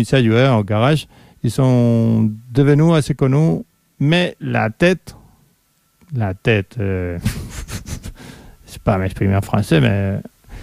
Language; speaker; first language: French; non-native, fluent; Spanish